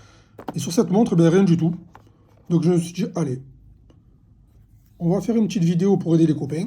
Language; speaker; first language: French; native; French